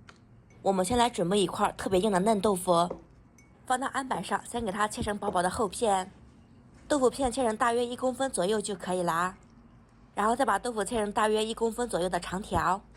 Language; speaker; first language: Chinese; native; Chinese